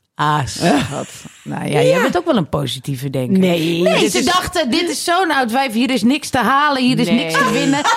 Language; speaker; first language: Dutch; native; Dutch